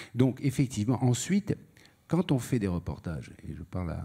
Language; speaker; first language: French; native; French